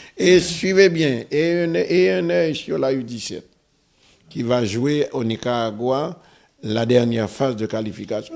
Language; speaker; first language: French; non-native, local second language; Haitian Creole